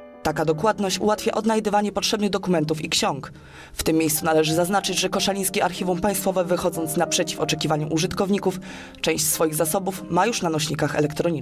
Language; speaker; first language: Polish; native; Polish